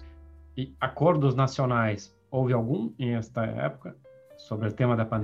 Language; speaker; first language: Spanish; non-native, fluent; Portuguese